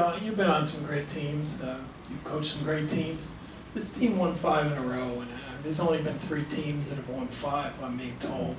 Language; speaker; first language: English; native; English